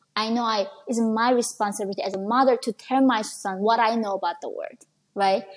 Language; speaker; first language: English; non-native, fluent; Korean